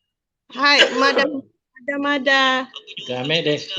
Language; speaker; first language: Japanese; non-native, learner; Malay